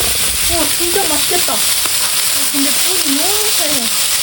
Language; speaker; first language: Korean; non-native, fluent; Ukrainian